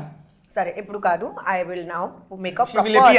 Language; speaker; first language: Telugu; non-native, fluent; Hindi